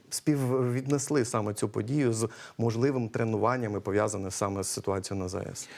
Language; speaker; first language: Ukrainian; native; Ukrainian